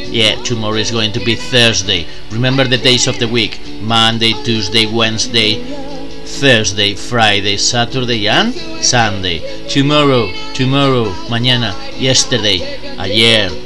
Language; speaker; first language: English; non-native, fluent; Spanish